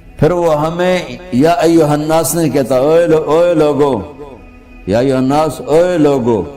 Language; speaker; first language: Urdu; non-native, local second language; Punjabi